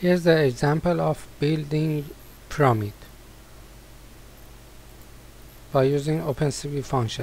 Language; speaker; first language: English; non-native, fluent; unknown